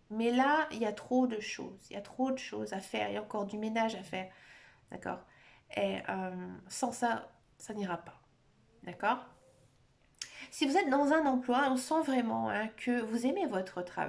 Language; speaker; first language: French; native; French